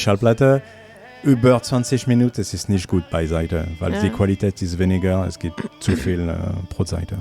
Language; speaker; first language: German; non-native, learner; French